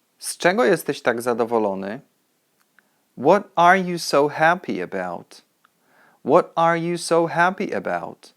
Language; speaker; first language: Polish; native; Polish